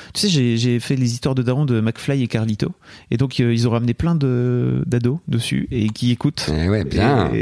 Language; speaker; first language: French; native; French